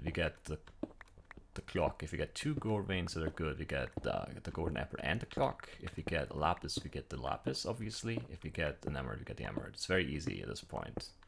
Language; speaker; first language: English; native; English